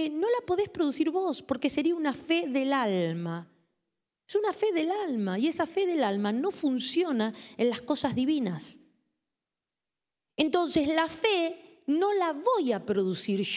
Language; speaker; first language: Spanish; native; Spanish